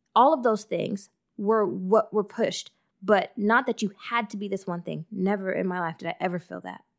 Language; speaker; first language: English; early bilingual, other home language; Yoruba